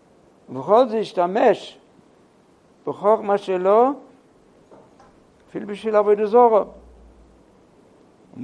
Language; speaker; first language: Hebrew; non-native, fluent; English